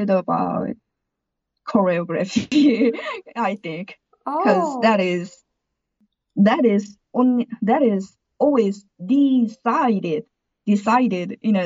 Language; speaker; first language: English; non-native, learner; Korean